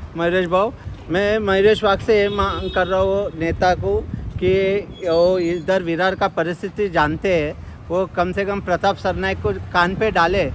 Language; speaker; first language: Hindi; non-native, local second language; Marathi